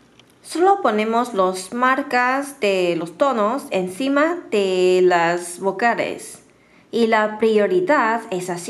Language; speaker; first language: Spanish; non-native, fluent; Chinese